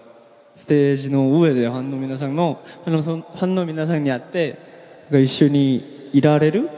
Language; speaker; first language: Japanese; non-native, learner; Korean